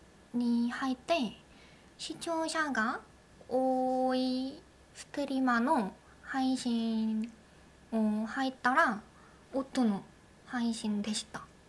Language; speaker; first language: Japanese; non-native, learner; Korean